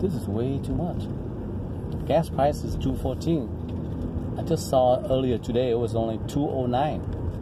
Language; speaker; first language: English; non-native, fluent; Vietnamese